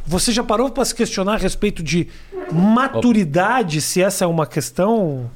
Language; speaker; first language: Portuguese; native; Portuguese